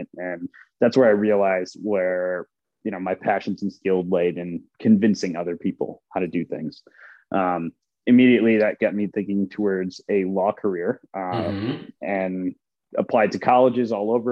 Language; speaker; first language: English; early bilingual, other home language; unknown